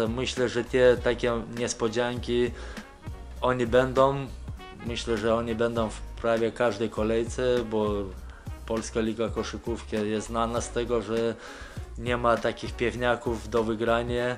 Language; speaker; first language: Polish; non-native, fluent; Lithuanian